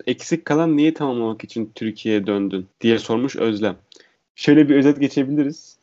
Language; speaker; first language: Turkish; native; Turkish